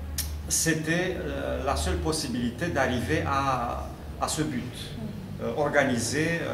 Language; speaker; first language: French; non-native, fluent; Romanian